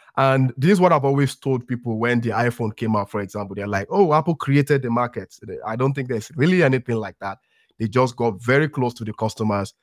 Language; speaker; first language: English; non-native, local second language; Yoruba